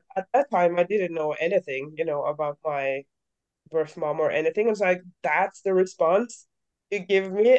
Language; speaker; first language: English; early bilingual, other home language; Norwegian